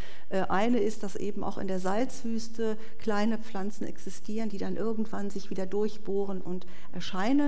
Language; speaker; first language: German; native; German